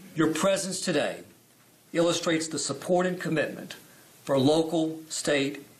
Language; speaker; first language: English; native; English